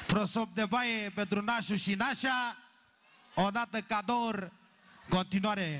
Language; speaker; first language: Romanian; non-native, local second language; Turkish